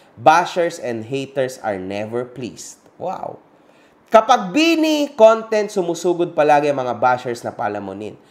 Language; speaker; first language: Filipino; native; Filipino